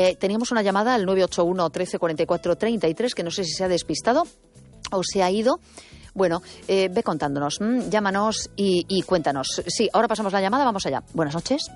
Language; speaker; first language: Spanish; native; Spanish